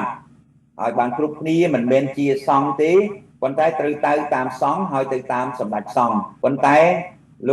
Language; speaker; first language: Khmer; native; Khmer